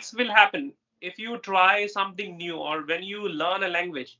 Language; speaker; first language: English; non-native, local second language; Hindi